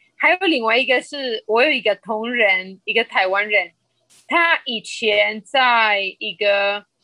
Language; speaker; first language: Chinese; non-native, fluent; Spanish